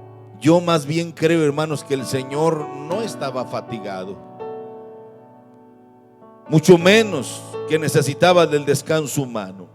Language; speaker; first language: Spanish; native; Spanish